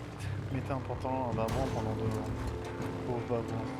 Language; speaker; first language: French; native; French